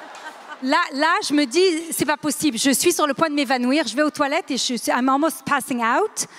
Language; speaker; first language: French; native; French